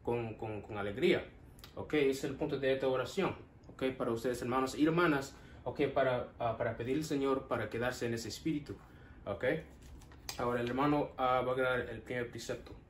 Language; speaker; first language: Spanish; non-native, learner; English